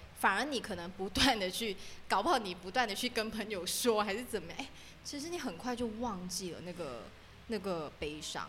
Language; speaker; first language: Chinese; native; Chinese